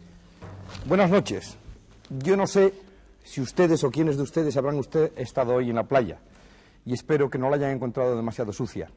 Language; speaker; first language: Spanish; native; Spanish